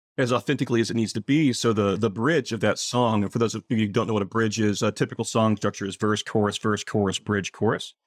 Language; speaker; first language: English; native; English